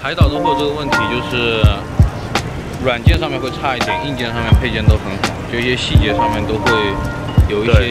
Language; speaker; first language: Chinese; native; Chinese